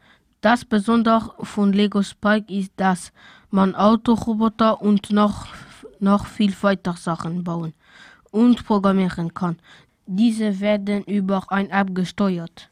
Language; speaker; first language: German; non-native, local second language; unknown